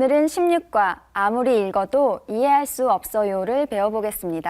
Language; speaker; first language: Korean; native; Korean